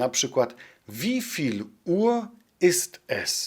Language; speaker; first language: German; non-native, fluent; Polish